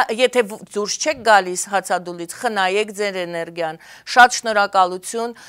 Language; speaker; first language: Armenian; native; Armenian